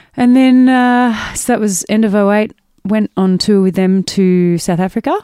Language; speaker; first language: English; native; English